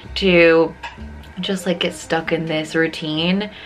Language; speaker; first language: English; native; English